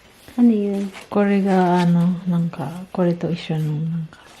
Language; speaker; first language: Japanese; non-native, fluent; Filipino